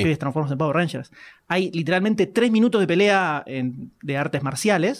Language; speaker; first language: Spanish; native; Spanish